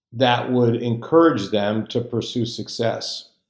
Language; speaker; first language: English; native; English